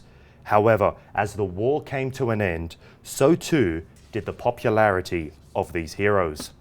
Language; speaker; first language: English; native; English